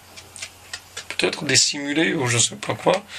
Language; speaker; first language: French; non-native, local second language; Arabic